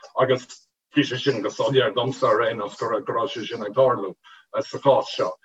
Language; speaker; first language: Irish; non-native, fluent; English